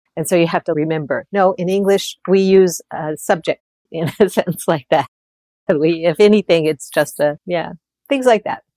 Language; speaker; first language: English; native; English